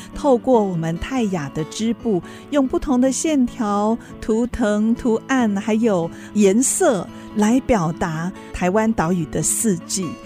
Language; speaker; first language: Chinese; native; Chinese